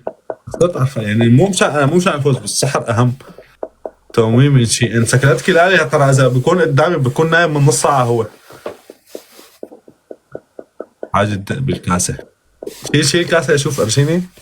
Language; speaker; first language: Arabic; native; Arabic